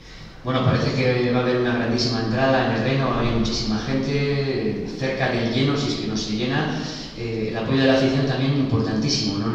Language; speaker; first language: Spanish; native; Spanish